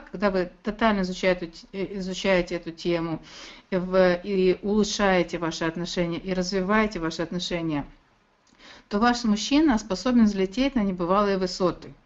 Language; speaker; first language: Russian; native; Russian